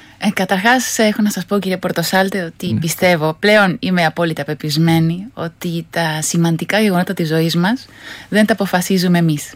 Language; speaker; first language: Greek; non-native, fluent; Spanish